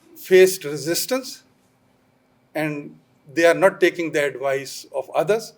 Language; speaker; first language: English; non-native, local second language; Urdu